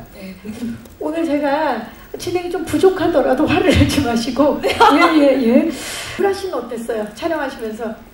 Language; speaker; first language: Korean; native; Korean